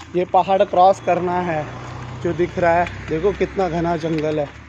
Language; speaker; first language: Hindi; non-native, local second language; Marathi